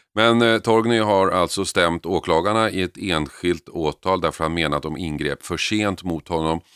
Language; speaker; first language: Swedish; native; Swedish